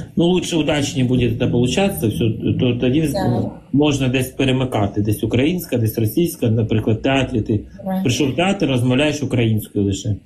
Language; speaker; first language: Ukrainian; non-native, local second language; Russian